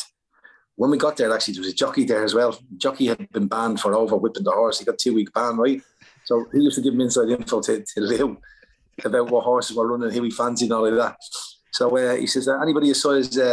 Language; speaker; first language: English; native; English